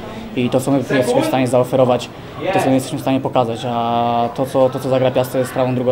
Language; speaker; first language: Polish; native; Polish